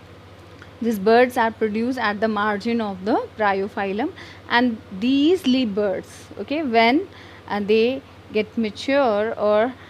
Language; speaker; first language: English; non-native, local second language; Hindi